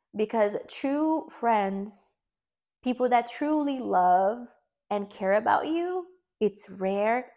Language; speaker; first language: English; non-native, fluent; Portuguese